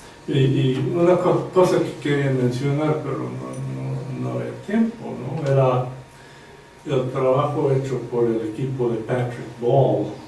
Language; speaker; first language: Spanish; non-native, fluent; English